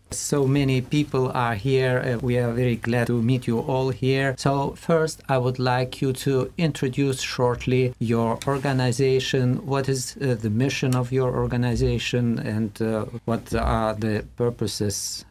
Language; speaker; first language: English; non-native, fluent; Lithuanian